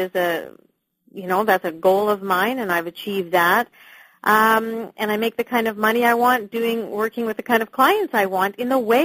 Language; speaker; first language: English; native; English